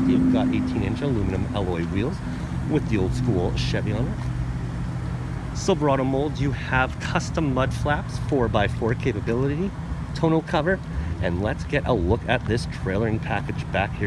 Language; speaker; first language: English; native; English